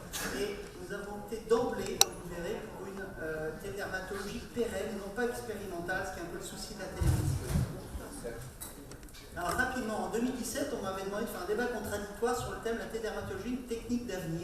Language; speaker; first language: French; native; French